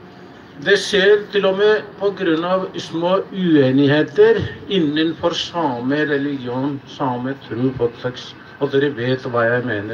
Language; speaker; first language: Norwegian; non-native, fluent; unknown